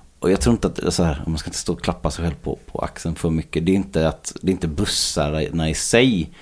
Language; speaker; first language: Swedish; native; Swedish